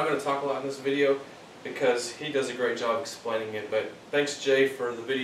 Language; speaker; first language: English; native; English